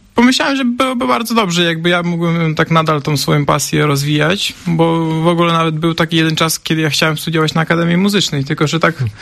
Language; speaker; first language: Polish; non-native, fluent; Ukrainian